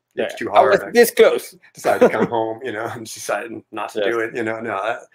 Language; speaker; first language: English; native; English